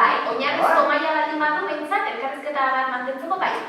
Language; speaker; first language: Basque; native; Basque